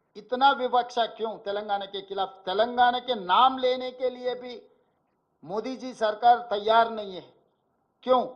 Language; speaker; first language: Hindi; non-native, local second language; Telugu